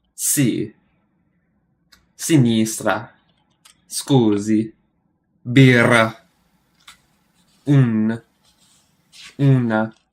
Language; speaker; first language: Italian; non-native, learner; English